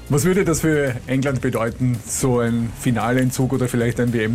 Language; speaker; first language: German; native; German